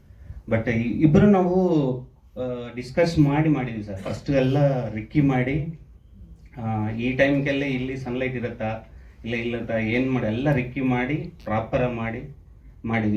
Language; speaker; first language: Kannada; non-native, learner; Telugu